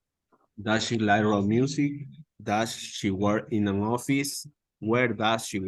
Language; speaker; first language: English; non-native, learner; Spanish